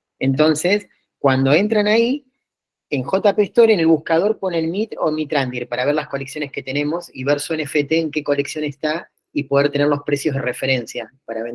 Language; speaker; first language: Spanish; native; Spanish